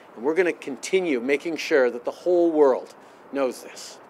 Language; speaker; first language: English; native; English